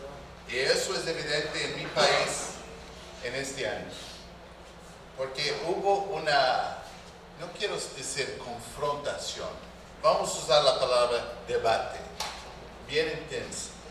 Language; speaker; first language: Spanish; non-native, fluent; English